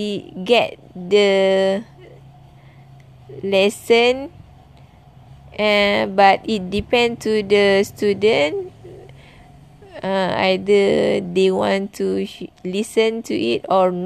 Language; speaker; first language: English; non-native, learner; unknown